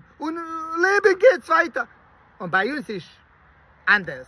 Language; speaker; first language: German; non-native, learner; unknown